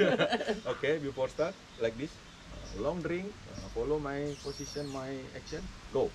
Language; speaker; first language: English; non-native, learner; Indonesian